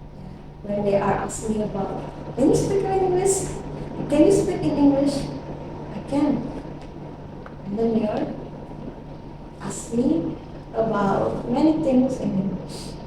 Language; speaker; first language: English; non-native, fluent; Indonesian